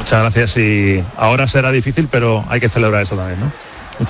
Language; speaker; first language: Spanish; native; Spanish